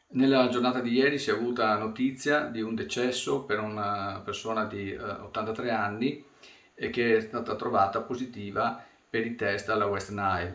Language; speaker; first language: Italian; native; Italian